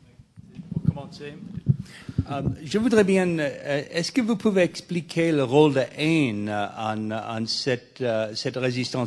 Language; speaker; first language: French; non-native, fluent; English